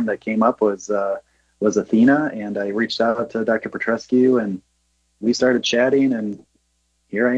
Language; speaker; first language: English; native; English